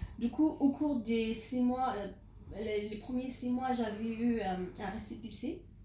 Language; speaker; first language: French; non-native, local second language; Arabic